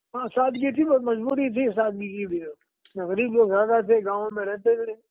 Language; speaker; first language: Hindi; native; Hindi